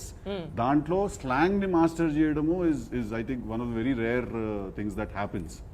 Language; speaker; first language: Telugu; native; Telugu